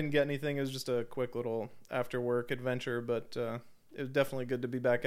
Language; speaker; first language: English; native; English